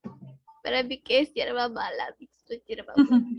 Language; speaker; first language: Spanish; native; Spanish